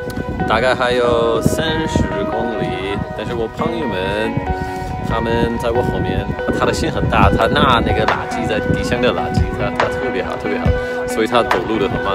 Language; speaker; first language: Chinese; non-native, learner; English